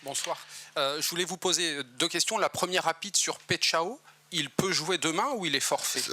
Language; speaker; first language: French; native; French